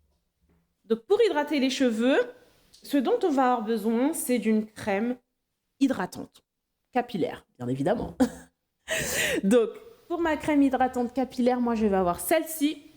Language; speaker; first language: French; non-native, local second language; Haitian Creole